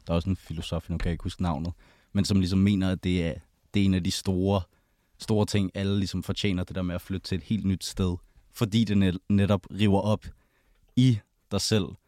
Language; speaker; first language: Danish; native; Danish